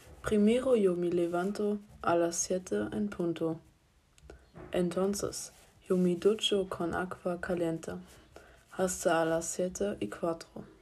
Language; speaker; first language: Spanish; non-native, learner; German